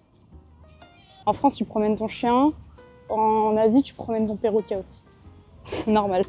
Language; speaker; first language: French; native; French